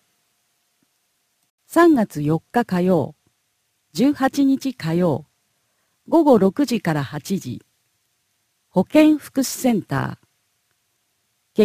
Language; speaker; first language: Japanese; native; Japanese